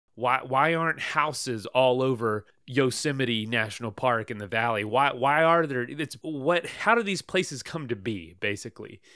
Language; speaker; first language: English; native; English